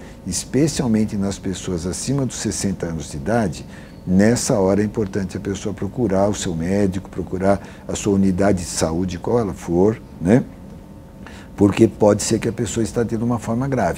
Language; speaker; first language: Portuguese; native; Portuguese